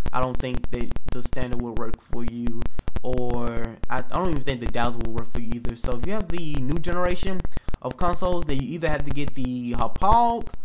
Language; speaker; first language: English; native; English